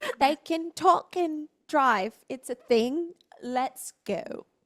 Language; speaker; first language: English; native; English